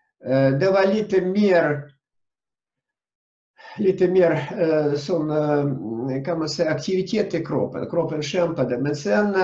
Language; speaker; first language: Swedish; non-native, fluent; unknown